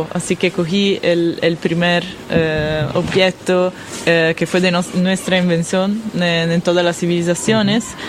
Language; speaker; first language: Spanish; non-native, learner; Italian